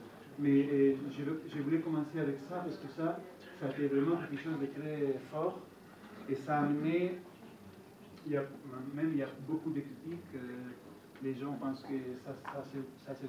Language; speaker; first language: French; non-native, fluent; Italian